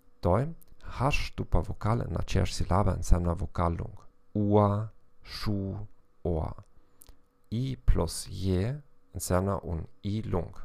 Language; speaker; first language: Romanian; non-native, fluent; German